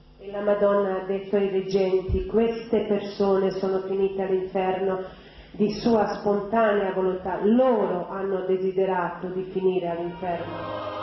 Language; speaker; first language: Italian; non-native, fluent; Croatian